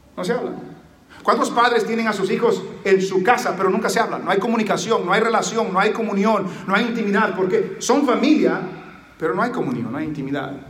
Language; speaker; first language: Spanish; early bilingual, heritage; Spanish